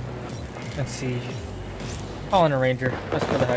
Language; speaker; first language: English; native; English